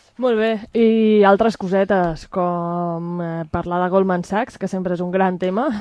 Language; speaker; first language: Catalan; non-native, local second language; Spanish